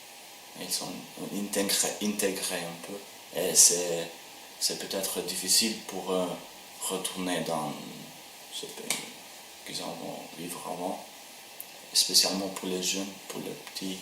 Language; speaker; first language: French; non-native, learner; Albanian